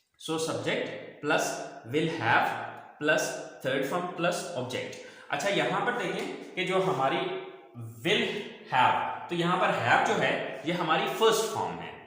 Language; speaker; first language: Urdu; non-native, local second language; Punjabi